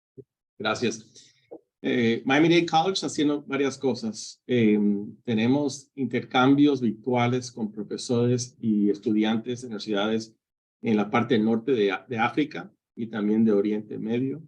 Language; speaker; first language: Spanish; early bilingual, heritage; Spanish